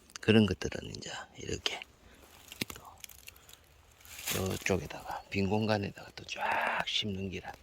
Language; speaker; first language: Korean; native; Korean